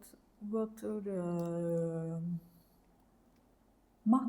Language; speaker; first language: English; non-native, learner; Vietnamese